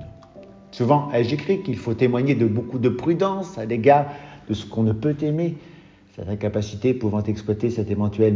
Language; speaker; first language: French; native; French